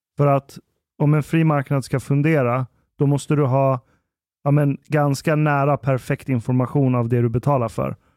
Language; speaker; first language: Swedish; early bilingual, other home language; Persian